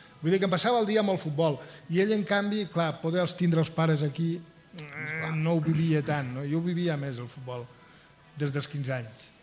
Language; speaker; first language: Catalan; non-native, local second language; Spanish